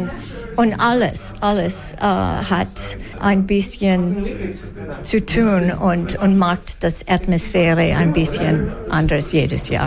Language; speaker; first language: German; non-native, learner; English